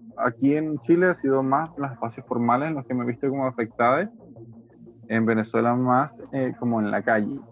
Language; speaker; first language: Spanish; native; Spanish